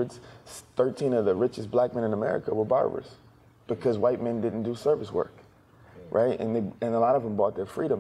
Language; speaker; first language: English; native; English